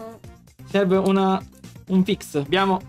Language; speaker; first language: Italian; native; Italian